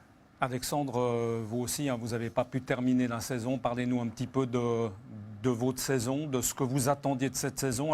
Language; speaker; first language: French; native; French